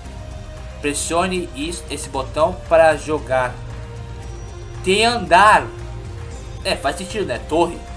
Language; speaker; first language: Portuguese; native; Portuguese